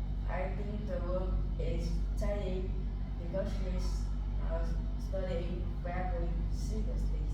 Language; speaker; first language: English; non-native, learner; Vietnamese